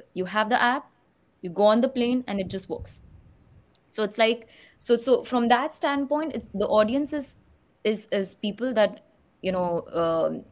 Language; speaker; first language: English; non-native, local second language; Hindi